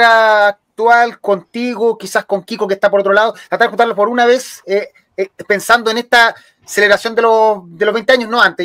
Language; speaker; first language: Spanish; native; Spanish